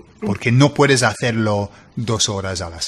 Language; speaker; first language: Spanish; non-native, fluent; English